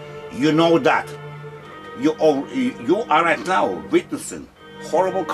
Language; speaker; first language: English; non-native, learner; Russian